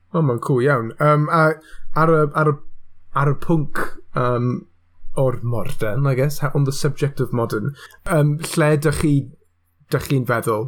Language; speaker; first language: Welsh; non-native, local second language; English